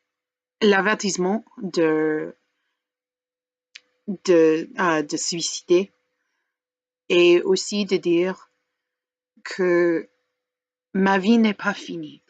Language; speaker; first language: French; non-native, learner; English